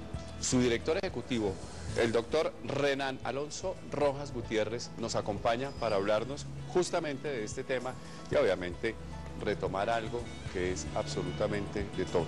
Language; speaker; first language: Spanish; native; Spanish